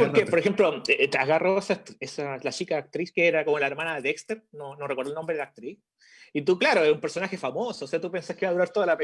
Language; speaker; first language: Spanish; native; Spanish